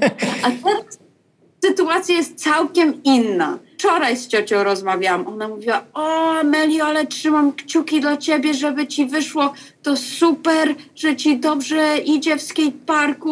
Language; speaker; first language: Polish; early bilingual, heritage; Polish